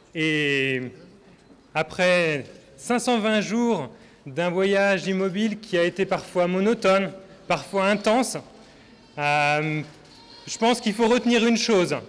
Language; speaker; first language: French; native; French